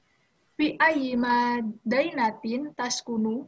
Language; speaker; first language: Arabic; non-native, learner; Indonesian